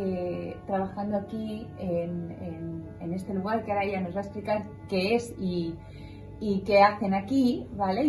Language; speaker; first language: Spanish; native; Spanish